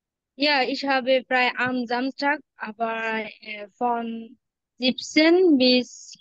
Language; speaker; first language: German; non-native, learner; Bangla